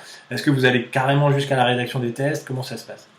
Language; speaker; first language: French; native; French